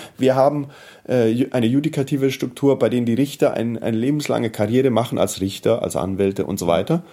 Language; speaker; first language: German; early bilingual, heritage; German